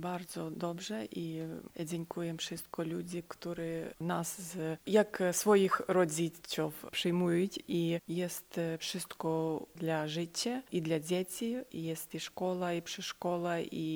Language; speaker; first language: Polish; non-native, learner; Ukrainian